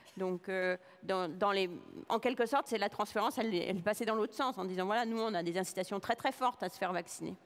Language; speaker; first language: French; native; French